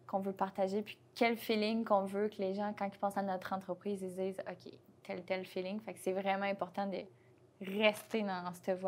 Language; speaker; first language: French; native; French